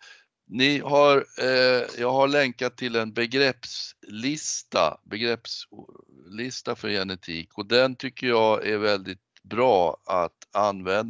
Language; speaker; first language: Swedish; native; Swedish